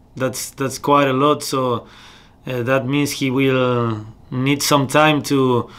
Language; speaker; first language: English; non-native, fluent; Spanish